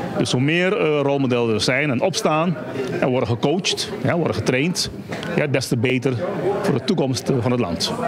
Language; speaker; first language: Dutch; native; Dutch